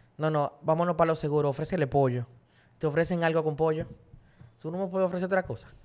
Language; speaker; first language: Spanish; native; Spanish